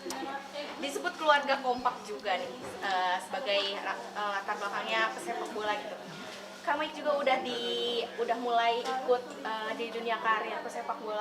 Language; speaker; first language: Indonesian; native; Indonesian